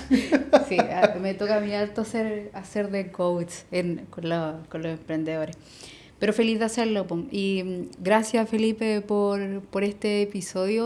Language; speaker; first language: Spanish; native; Spanish